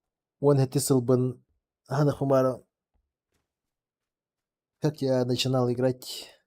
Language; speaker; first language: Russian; non-native, local second language; Yakut